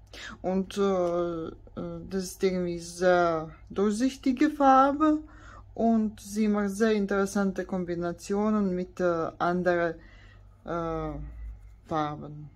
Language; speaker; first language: German; non-native, fluent; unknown